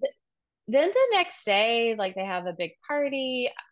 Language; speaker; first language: English; native; English